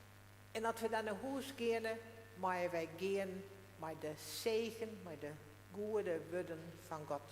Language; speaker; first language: Dutch; non-native, local second language; Western Frisian